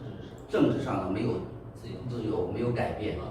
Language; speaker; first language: Chinese; native; Chinese